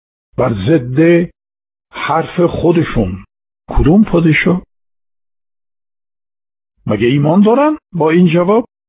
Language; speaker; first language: Persian; non-native, fluent; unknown